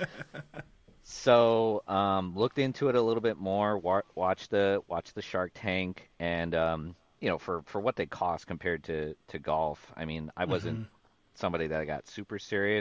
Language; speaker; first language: English; native; English